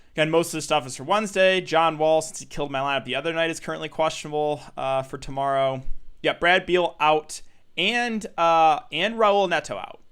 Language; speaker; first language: English; native; English